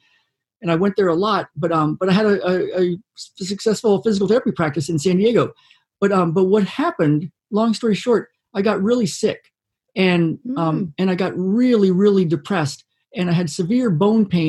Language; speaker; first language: English; native; English